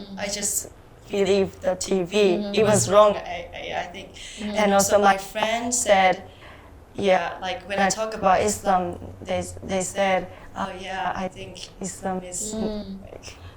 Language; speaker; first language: English; non-native, fluent; Japanese